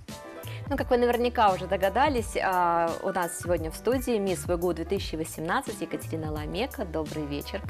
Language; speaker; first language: Russian; native; Russian